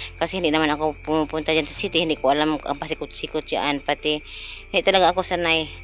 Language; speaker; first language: Filipino; non-native, local second language; Cebuano